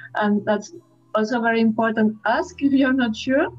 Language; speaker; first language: English; non-native, fluent; Spanish